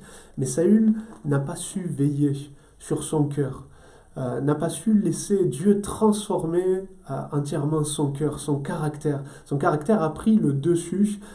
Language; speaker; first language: French; native; French